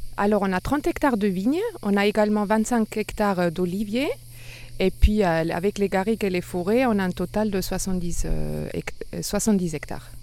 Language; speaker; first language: French; non-native, local second language; Swiss German